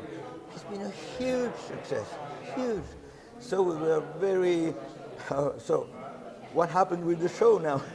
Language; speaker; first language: English; non-native, fluent; Italian